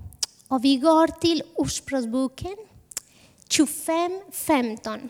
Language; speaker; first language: Swedish; non-native, fluent; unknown